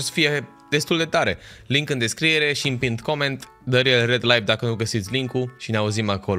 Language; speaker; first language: Romanian; native; Romanian